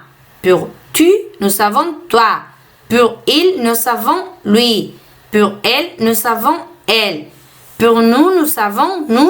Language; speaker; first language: French; non-native, fluent; Spanish